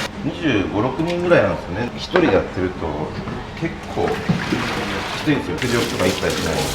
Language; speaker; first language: Japanese; native; Japanese